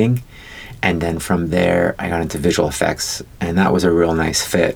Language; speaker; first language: English; native; English